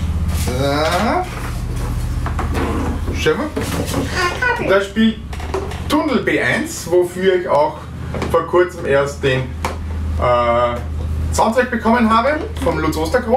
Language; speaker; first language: German; native; German